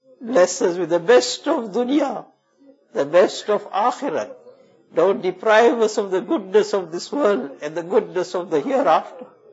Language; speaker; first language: English; native; English